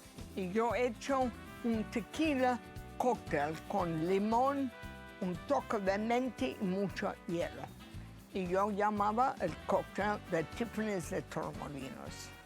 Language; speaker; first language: Spanish; non-native, fluent; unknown